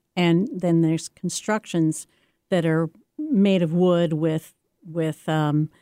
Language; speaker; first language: English; native; English